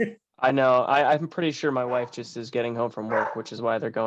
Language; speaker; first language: English; native; English